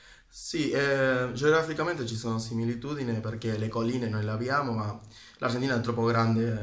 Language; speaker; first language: Italian; non-native, fluent; Spanish